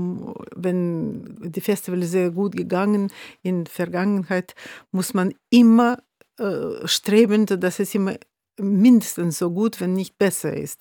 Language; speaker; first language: German; non-native, fluent; Russian